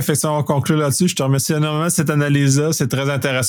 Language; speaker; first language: French; native; French